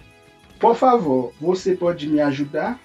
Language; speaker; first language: Portuguese; non-native, fluent; Haitian Creole